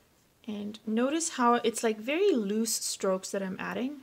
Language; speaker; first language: English; native; English